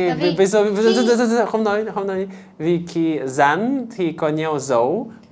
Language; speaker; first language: Vietnamese; non-native, learner; English